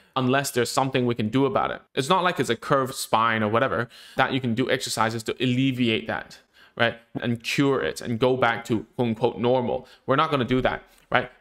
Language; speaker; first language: English; non-native, local second language; Cantonese